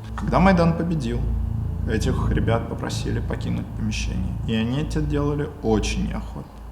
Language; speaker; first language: Russian; native; Russian